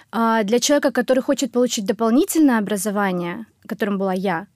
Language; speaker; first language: Russian; native; Russian